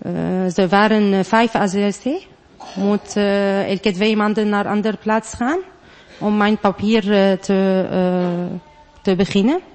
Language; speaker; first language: Dutch; non-native, learner; Arabic